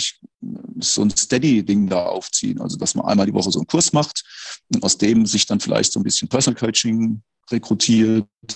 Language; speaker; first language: German; native; German